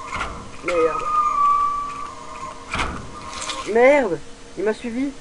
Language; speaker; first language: French; native; French